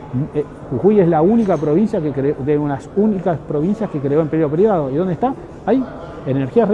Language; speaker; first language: Spanish; native; Spanish